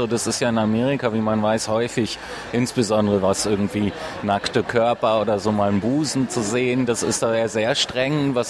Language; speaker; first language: German; native; German